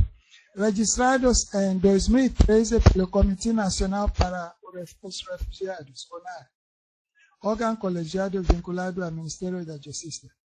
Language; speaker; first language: Portuguese; non-native, learner; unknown